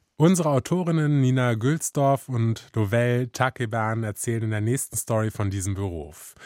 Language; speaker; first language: German; native; German